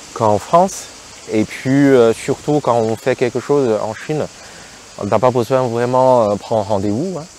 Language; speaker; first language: French; non-native, fluent; Chinese